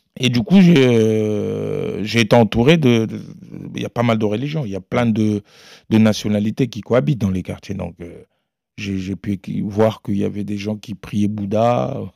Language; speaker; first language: French; early bilingual, other home language; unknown